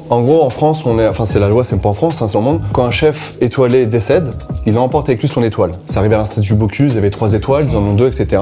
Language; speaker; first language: French; native; French